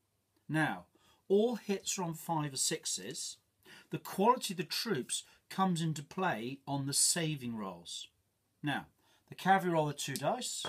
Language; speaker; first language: English; native; English